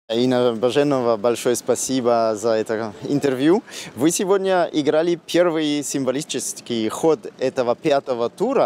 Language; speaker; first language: Russian; non-native, fluent; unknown